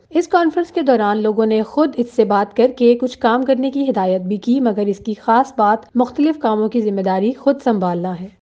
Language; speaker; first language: Urdu; native; Urdu